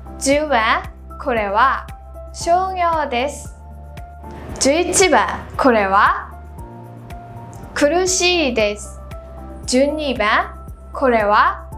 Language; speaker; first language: Japanese; non-native, fluent; Burmese